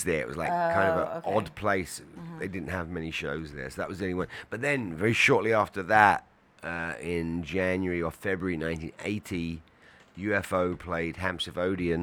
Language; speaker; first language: English; native; English